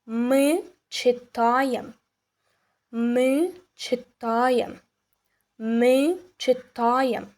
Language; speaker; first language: Russian; non-native, fluent; Arabic